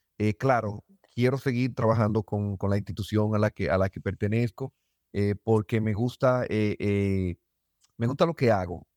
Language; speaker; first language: Spanish; native; Spanish